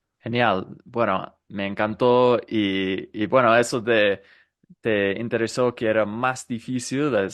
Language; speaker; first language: Spanish; non-native, fluent; English